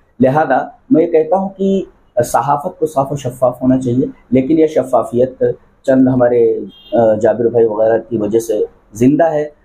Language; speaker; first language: Hindi; non-native, local second language; Bhojpuri